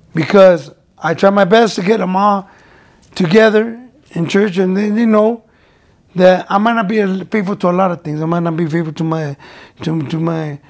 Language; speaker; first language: English; early bilingual, other home language; Spanish